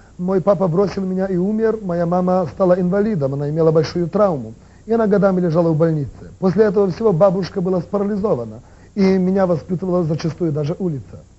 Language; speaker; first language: Russian; non-native, local second language; Ukrainian